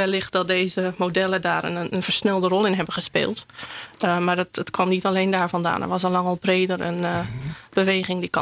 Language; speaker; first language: Dutch; native; Dutch